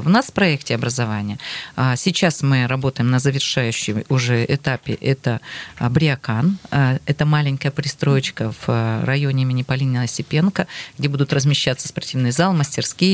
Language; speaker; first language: Russian; native; Russian